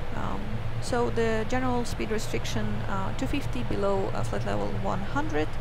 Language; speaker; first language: English; non-native, fluent; Estonian